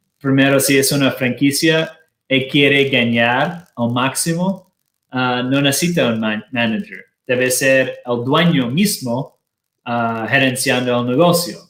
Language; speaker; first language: Spanish; non-native, fluent; Portuguese